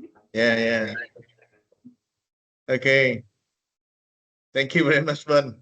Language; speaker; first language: English; non-native, fluent; Vietnamese